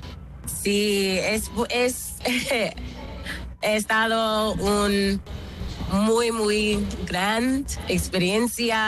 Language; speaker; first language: Spanish; non-native, learner; English